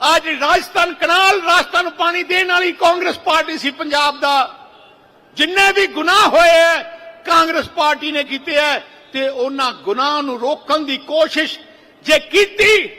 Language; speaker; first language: Punjabi; native; Punjabi